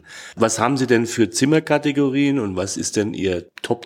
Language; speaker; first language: German; native; German